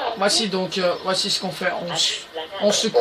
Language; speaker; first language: French; native; French